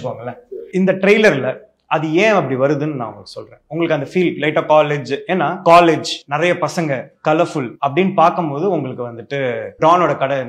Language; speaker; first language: Tamil; native; Tamil